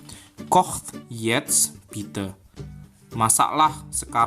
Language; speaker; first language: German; non-native, fluent; Indonesian